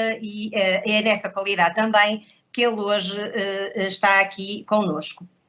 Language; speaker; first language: Portuguese; native; Portuguese